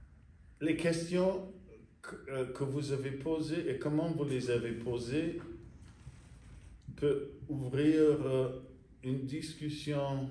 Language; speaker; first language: French; non-native, fluent; English